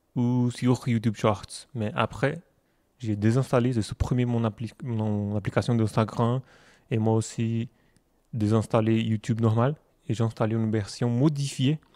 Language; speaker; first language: French; non-native, learner; Portuguese